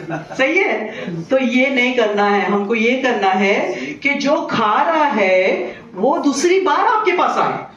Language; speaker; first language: Hindi; native; Hindi